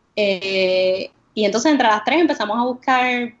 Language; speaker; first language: Spanish; native; Spanish